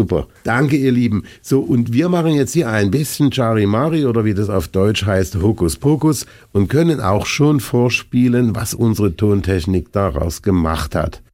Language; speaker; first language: German; native; German